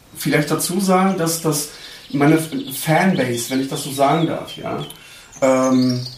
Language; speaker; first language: German; early bilingual, other home language; Turkish